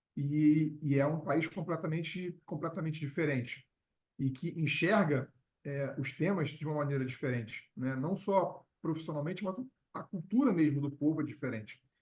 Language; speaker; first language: Portuguese; native; Portuguese